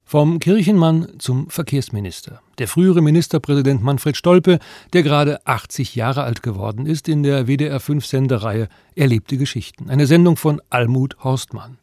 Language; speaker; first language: German; native; German